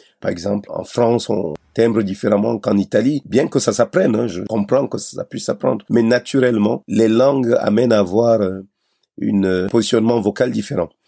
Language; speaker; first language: French; non-native, local second language; Basaa